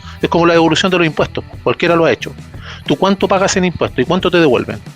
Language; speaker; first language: Spanish; native; Spanish